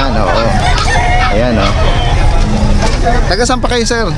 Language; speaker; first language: Filipino; native; Filipino